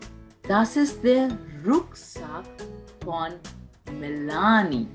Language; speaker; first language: German; non-native, fluent; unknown